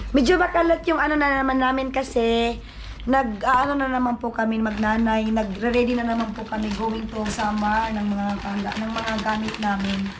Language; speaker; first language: Filipino; non-native, local second language; Waray